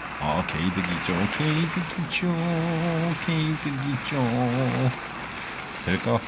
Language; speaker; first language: Korean; native; Korean